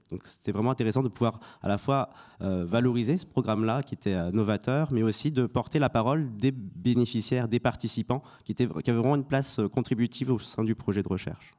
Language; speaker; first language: French; native; French